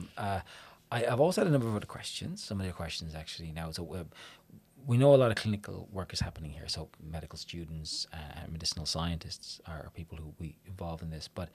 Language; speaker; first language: English; native; English